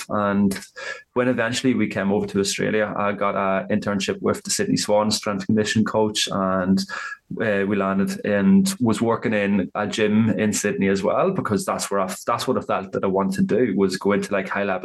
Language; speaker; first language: English; native; English